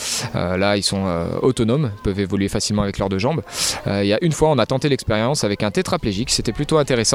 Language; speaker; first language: French; native; French